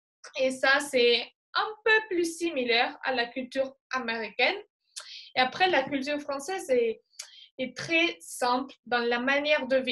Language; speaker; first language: French; non-native, fluent; Spanish